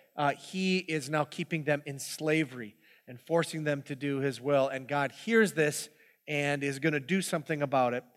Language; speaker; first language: English; native; English